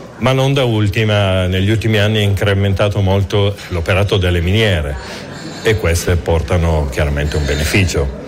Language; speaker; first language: Italian; native; Italian